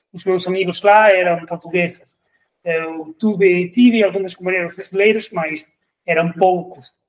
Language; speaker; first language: Portuguese; non-native, fluent; Spanish